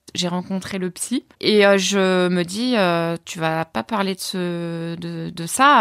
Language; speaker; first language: French; native; French